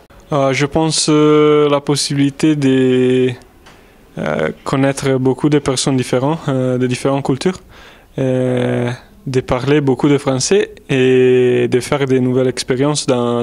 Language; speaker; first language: French; non-native, fluent; Italian